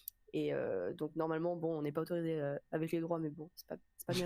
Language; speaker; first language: French; native; French